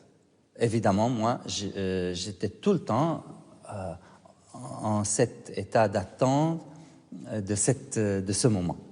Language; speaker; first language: French; non-native, fluent; Arabic